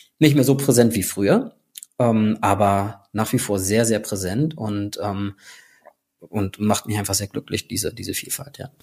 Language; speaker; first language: German; native; German